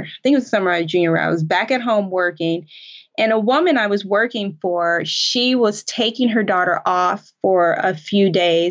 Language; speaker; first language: English; native; English